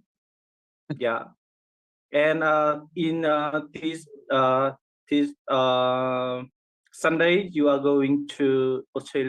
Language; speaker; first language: English; non-native, learner; Vietnamese